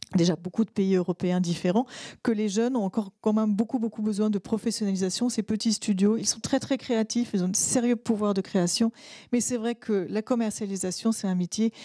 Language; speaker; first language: French; native; French